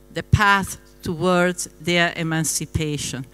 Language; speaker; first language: English; non-native, fluent; Italian